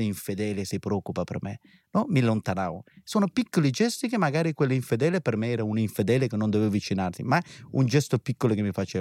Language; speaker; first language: Italian; non-native, fluent; Persian